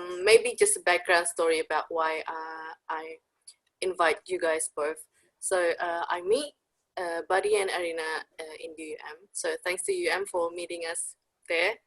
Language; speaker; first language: English; non-native, fluent; Indonesian